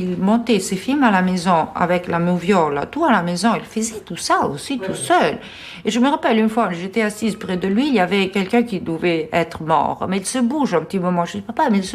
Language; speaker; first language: French; non-native, fluent; Italian